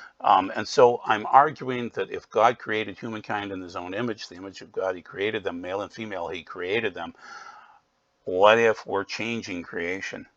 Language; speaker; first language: English; native; English